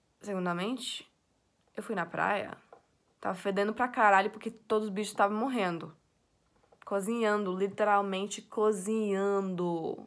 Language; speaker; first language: Portuguese; non-native, fluent; English